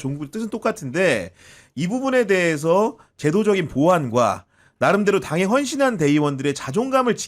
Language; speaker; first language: Korean; native; Korean